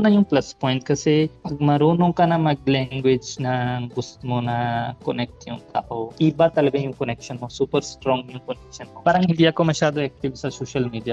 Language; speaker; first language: Filipino; non-native, learner; Punjabi